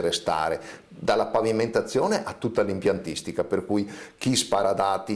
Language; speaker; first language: Italian; native; Italian